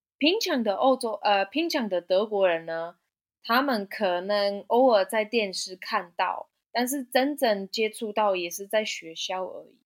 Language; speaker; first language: Chinese; non-native, fluent; German